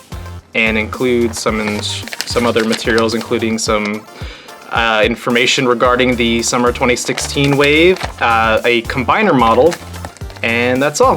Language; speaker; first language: English; native; English